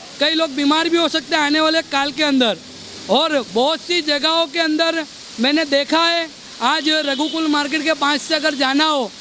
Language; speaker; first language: Hindi; non-native, local second language; Gujarati